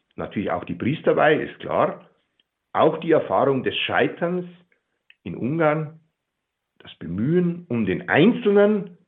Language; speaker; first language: German; native; German